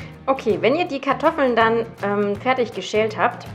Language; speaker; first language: German; native; German